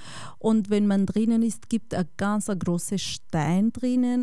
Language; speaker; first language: German; non-native, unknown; Kurdish